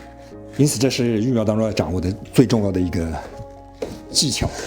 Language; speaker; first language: Chinese; native; Chinese